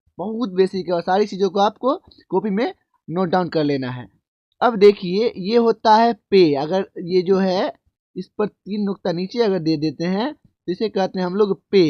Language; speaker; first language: Hindi; native; Hindi